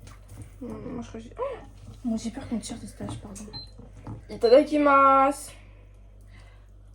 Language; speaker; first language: French; native; French